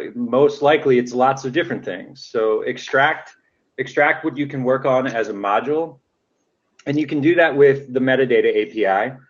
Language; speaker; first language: English; native; English